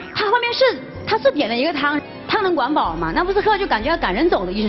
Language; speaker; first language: Chinese; native; Chinese